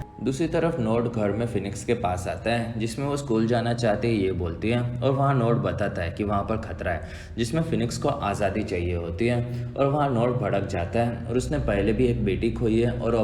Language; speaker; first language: Hindi; native; Hindi